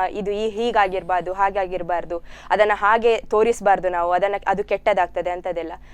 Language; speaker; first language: Kannada; non-native, local second language; Tulu